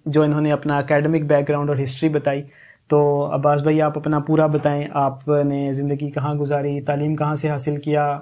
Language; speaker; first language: Urdu; native; Urdu